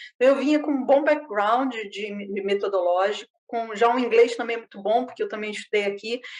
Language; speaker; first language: Portuguese; native; Portuguese